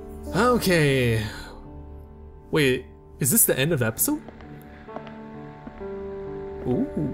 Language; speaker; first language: English; native; English